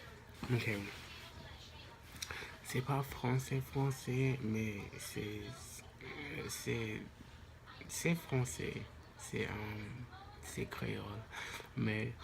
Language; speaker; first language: French; non-native, local second language; English